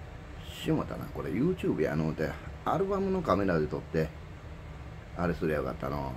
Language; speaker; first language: Japanese; native; Japanese